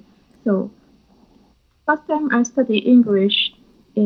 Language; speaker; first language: English; non-native, learner; Japanese